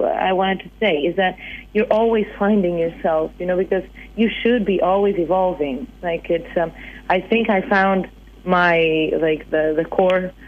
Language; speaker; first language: English; non-native, fluent; Portuguese